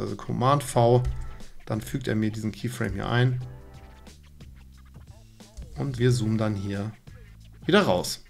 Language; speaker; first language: German; native; German